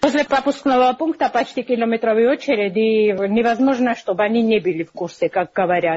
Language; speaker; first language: Russian; non-native, fluent; Georgian